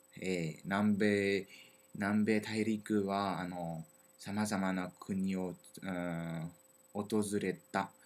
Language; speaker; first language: Japanese; non-native, learner; French